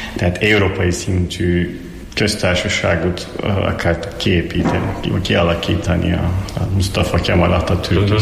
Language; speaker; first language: Hungarian; non-native, fluent; Turkish